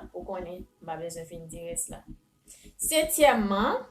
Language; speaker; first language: French; non-native, learner; Haitian Creole